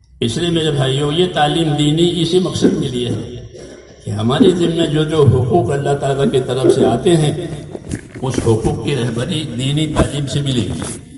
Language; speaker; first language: Urdu; non-native, local second language; Gujarati